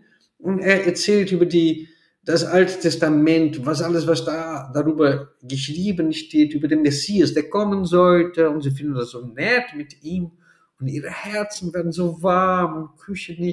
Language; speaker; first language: German; non-native, fluent; Portuguese